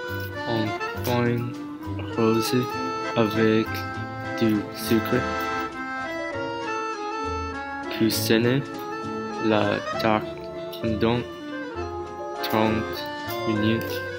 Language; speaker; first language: French; non-native, learner; English